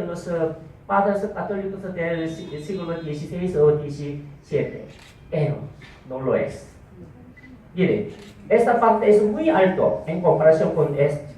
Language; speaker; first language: Spanish; non-native, fluent; Korean